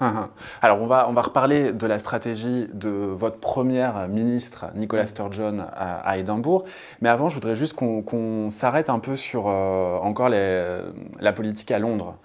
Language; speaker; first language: French; native; French